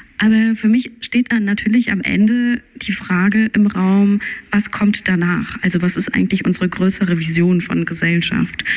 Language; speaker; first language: German; early bilingual, other home language; Turkish